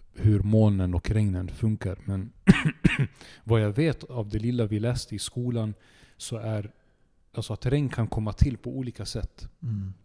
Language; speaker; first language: Swedish; native; Swedish